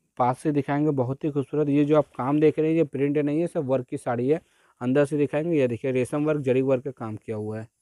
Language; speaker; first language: Hindi; native; Hindi